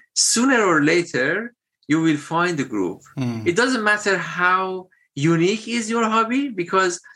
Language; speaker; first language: English; non-native, fluent; Persian